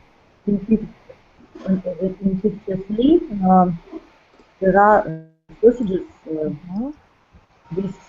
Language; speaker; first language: English; non-native, learner; Russian